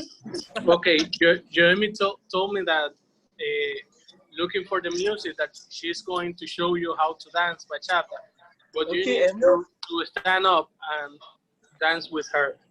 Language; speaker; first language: English; non-native, learner; Spanish